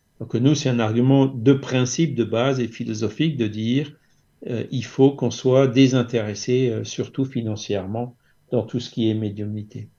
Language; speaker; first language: French; native; French